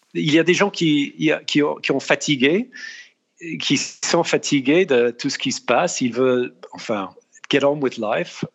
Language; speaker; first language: French; non-native, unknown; English